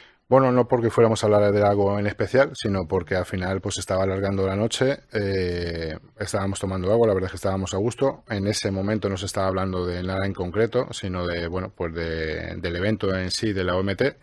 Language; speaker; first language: Spanish; native; Spanish